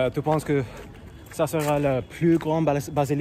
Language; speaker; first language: French; non-native, learner; English